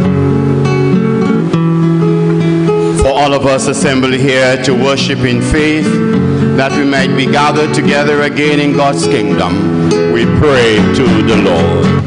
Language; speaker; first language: English; non-native, local second language; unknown